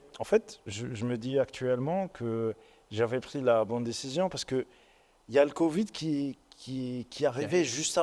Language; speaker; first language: French; non-native, local second language; Arabic